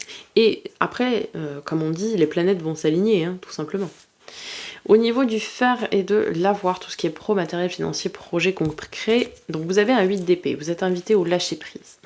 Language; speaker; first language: French; native; French